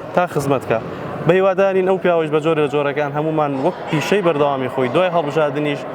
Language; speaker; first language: Central Kurdish; native; Central Kurdish